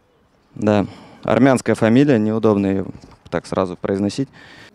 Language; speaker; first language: Russian; native; Russian